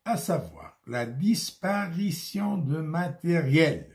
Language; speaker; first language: French; non-native, local second language; Arabic